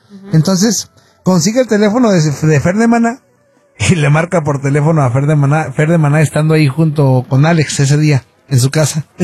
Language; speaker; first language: Spanish; native; Spanish